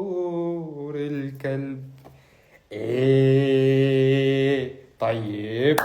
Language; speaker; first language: Arabic; native; Arabic